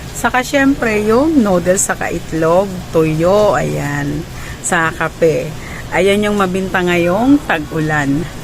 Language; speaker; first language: Filipino; non-native, local second language; Cebuano